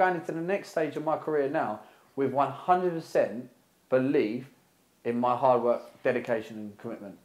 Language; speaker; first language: English; native; English